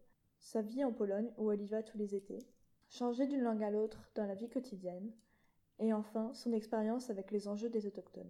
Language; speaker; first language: French; native; French